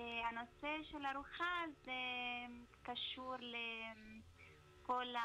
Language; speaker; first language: Hebrew; non-native, learner; Italian